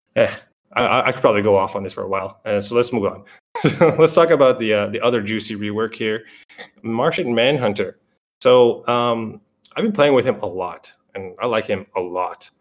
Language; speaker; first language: English; native; English